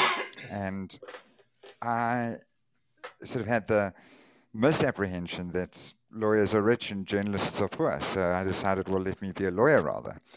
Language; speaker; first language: English; native; English